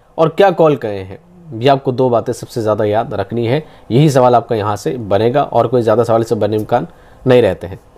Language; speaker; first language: Urdu; native; Urdu